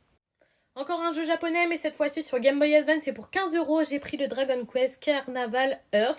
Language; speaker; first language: French; native; French